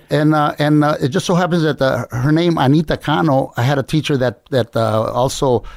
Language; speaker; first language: English; native; English